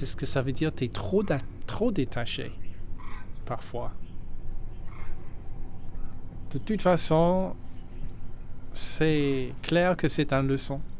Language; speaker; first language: French; non-native, fluent; English